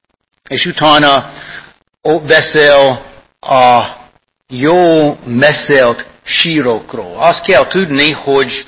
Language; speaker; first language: Hungarian; non-native, fluent; English